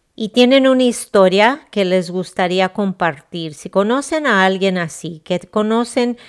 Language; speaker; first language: Spanish; early bilingual, heritage; Spanish